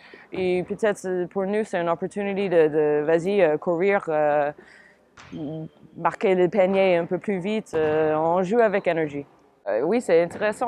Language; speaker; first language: French; non-native, fluent; English